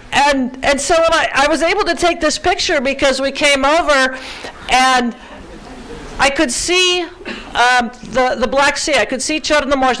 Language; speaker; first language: English; early bilingual, other home language; Ukrainian